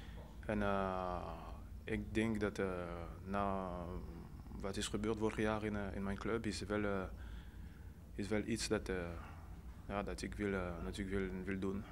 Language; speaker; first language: Dutch; non-native, fluent; French